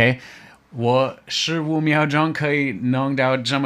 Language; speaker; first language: Chinese; non-native, fluent; English